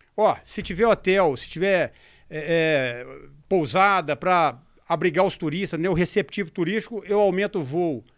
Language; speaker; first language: Portuguese; native; Portuguese